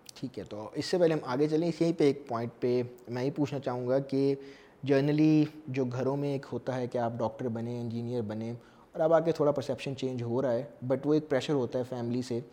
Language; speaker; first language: Urdu; native; Urdu